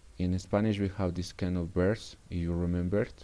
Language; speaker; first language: English; non-native, fluent; Spanish